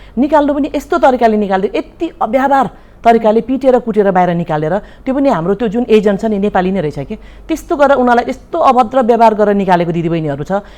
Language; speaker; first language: Nepali; early bilingual, heritage; Nepali